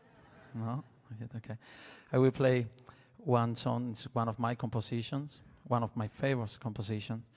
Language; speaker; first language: English; non-native, learner; Spanish